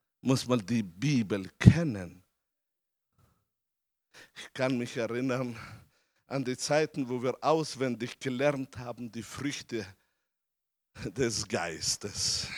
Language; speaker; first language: German; non-native, fluent; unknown